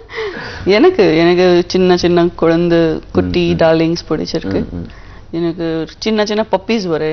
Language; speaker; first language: Tamil; non-native, local second language; Gujarati